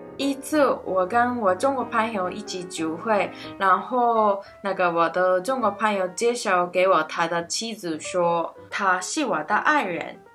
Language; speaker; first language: Chinese; non-native, fluent; Japanese